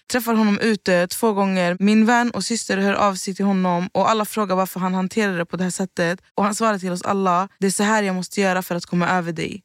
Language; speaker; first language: Swedish; early bilingual, other home language; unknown